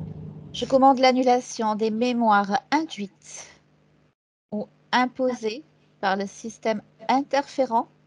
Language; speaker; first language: French; native; French